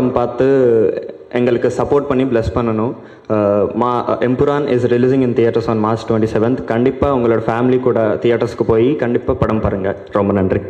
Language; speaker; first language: Tamil; non-native, learner; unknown